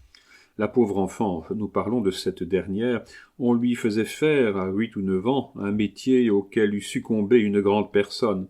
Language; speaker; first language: French; native; French